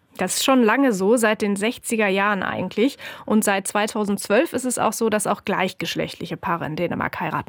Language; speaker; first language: German; native; German